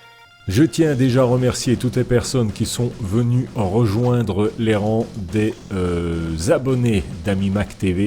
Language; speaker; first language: French; native; French